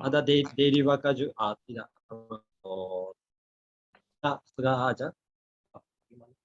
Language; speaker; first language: Indonesian; non-native, learner; Japanese